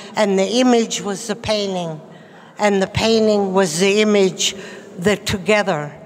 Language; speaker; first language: English; early bilingual, other home language; Latvian